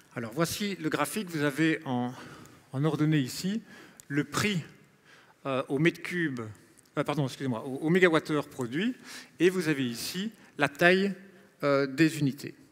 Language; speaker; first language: French; native; French